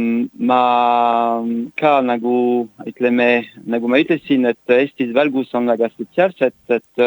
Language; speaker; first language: Estonian; non-native, learner; French